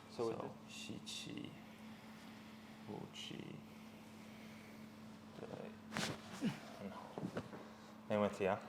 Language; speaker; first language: Chinese; non-native, fluent; English